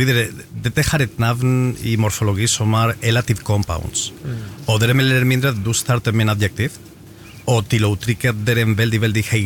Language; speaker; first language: Norwegian; non-native, fluent; Spanish